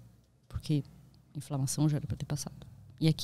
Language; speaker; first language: Portuguese; native; Portuguese